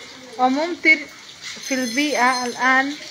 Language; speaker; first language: Arabic; non-native, learner; Bangla